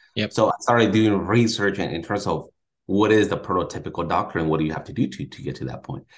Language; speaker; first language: English; native; English